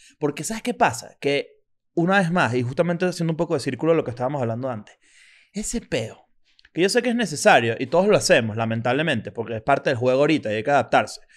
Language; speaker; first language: Spanish; native; Spanish